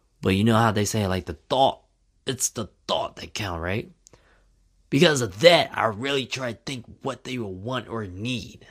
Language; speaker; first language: English; native; English